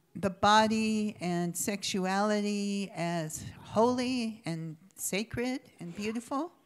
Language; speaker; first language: English; native; English